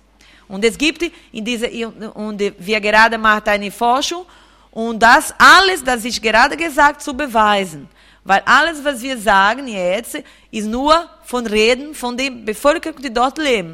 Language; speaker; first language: German; non-native, fluent; Portuguese